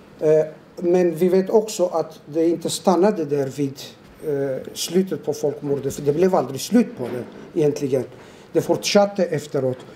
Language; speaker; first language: Swedish; non-native, fluent; Turoyo